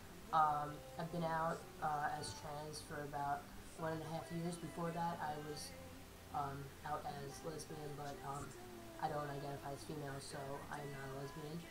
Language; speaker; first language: English; native; English